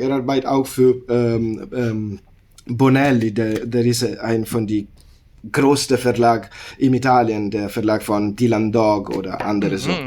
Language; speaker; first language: German; non-native, learner; Italian